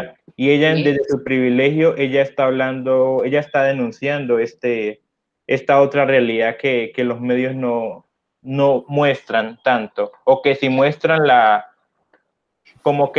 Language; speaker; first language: Spanish; native; Spanish